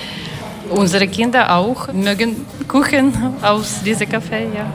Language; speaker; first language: German; non-native, learner; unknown